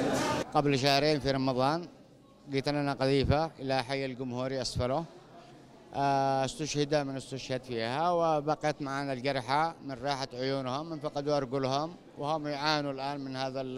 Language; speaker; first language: Arabic; native; Arabic